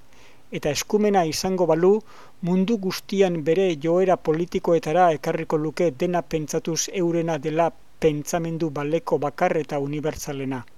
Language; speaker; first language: Basque; native; Basque